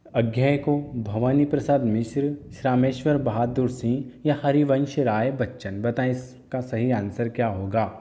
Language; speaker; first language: Hindi; native; Hindi